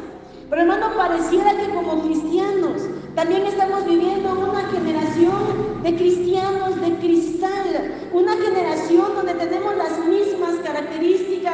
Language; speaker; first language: Spanish; native; Spanish